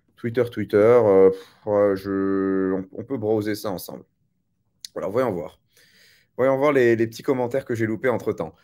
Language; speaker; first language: French; native; French